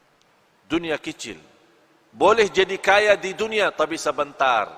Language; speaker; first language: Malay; non-native, fluent; Arabic